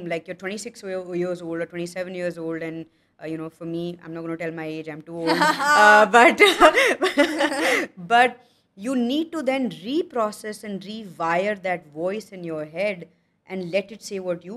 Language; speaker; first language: English; non-native, local second language; Hindi